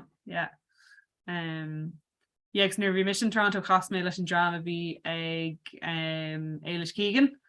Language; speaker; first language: Irish; non-native, local second language; English